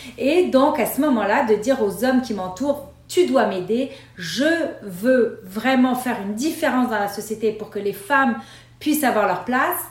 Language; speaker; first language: French; non-native, local second language; Arabic